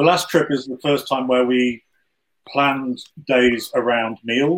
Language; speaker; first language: English; native; English